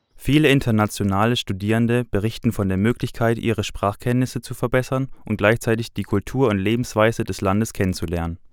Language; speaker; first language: German; native; German